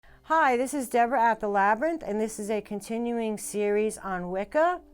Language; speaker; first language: English; native; English